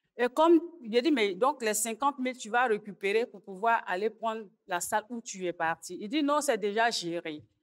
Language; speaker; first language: French; native; French